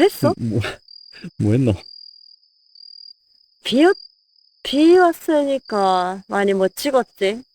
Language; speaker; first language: Korean; non-native, fluent; Japanese